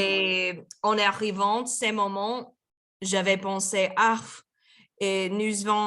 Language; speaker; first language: French; non-native, learner; Spanish